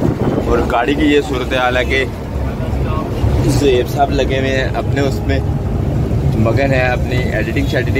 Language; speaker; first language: Hindi; non-native, local second language; Punjabi